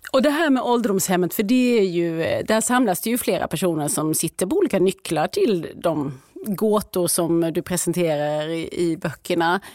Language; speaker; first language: Swedish; native; Swedish